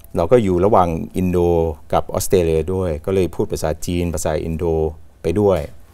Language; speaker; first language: Thai; non-native, fluent; English